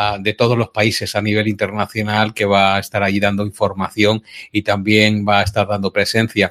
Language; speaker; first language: Spanish; native; Spanish